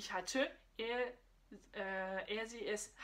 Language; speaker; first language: German; non-native, fluent; French